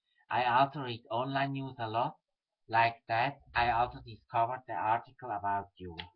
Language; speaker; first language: English; non-native, fluent; Swiss German